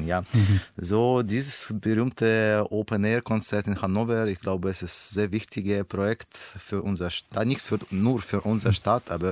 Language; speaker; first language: German; non-native, learner; Russian